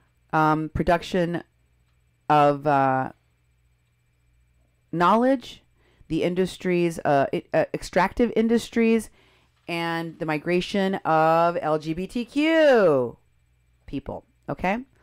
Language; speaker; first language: English; native; English